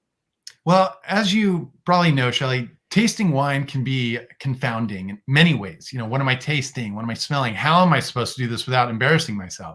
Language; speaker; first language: English; native; English